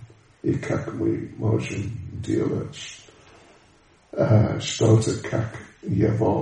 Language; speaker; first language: Russian; non-native, learner; English